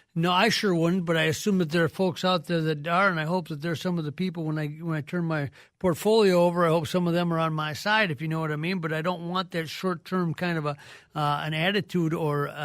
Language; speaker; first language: English; native; English